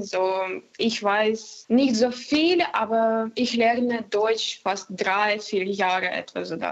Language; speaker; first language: German; non-native, learner; Ukrainian